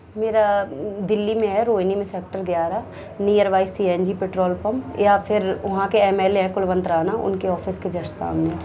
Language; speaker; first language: Hindi; native; Hindi